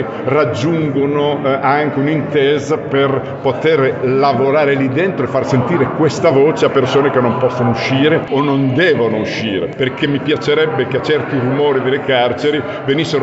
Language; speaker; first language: Italian; native; Italian